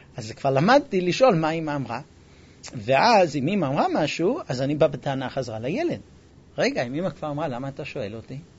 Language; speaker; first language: Hebrew; non-native, fluent; English